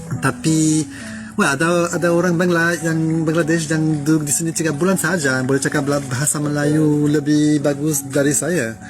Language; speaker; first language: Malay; non-native, learner; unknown